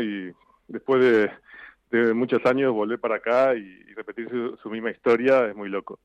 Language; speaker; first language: Spanish; native; Spanish